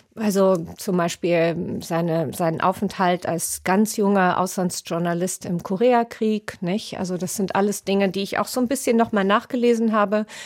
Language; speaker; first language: German; native; German